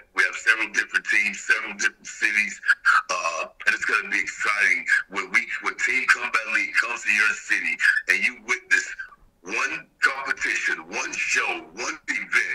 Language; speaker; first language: English; native; English